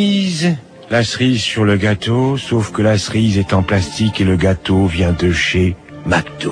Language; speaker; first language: French; native; French